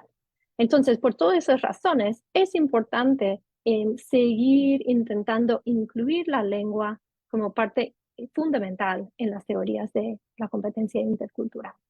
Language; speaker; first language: Spanish; non-native, fluent; English